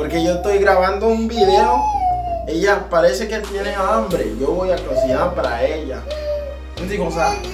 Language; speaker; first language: Spanish; non-native, learner; Haitian Creole